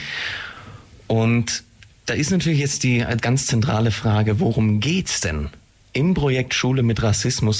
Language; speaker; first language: German; native; German